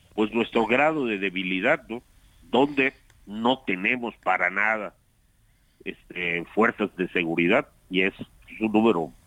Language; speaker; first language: Spanish; native; Spanish